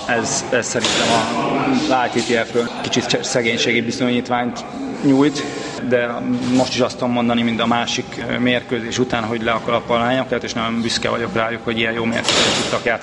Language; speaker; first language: Hungarian; native; Hungarian